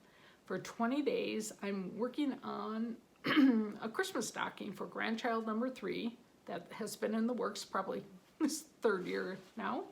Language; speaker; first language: English; native; English